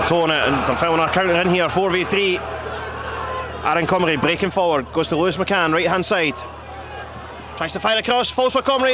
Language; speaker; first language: English; native; English